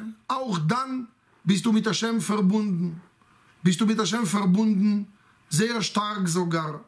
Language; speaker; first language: German; non-native, fluent; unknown